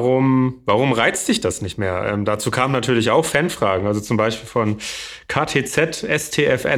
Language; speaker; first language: German; native; German